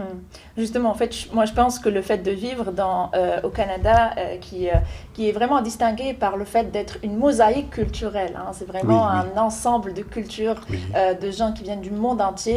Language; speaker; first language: French; native; French